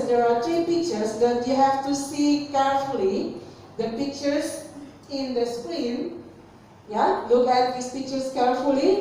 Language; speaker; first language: English; non-native, fluent; Indonesian